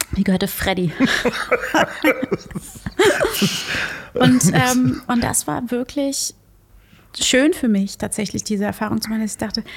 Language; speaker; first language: German; early bilingual, other home language; Portuguese